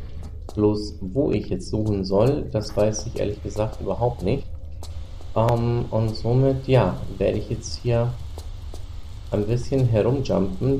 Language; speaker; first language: German; native; German